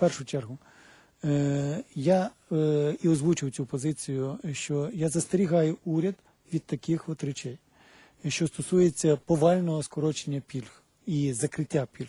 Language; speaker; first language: Ukrainian; native; Ukrainian